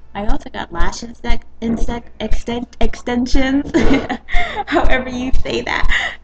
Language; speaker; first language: English; native; English